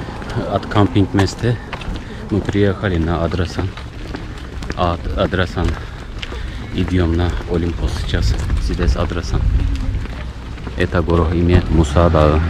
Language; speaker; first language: Russian; non-native, learner; Turkish